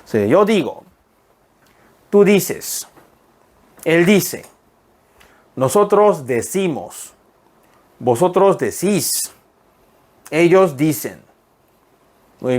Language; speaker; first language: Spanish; non-native, fluent; Korean